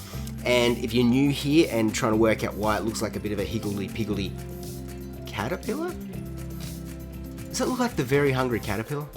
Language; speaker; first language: English; native; English